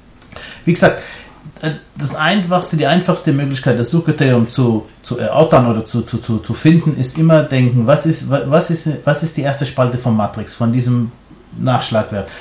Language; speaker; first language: German; non-native, fluent; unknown